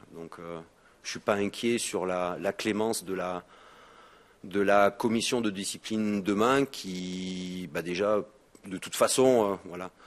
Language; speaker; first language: French; native; French